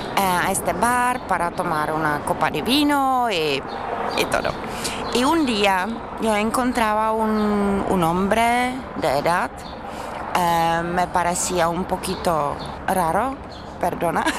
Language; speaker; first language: Spanish; non-native, fluent; Czech